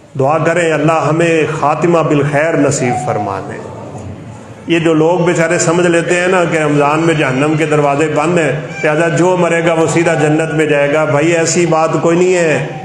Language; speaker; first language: Urdu; non-native, local second language; Punjabi